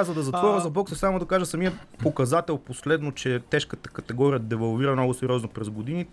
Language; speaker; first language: Bulgarian; native; Bulgarian